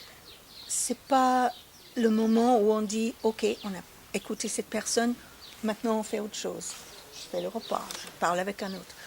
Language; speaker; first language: French; non-native, fluent; English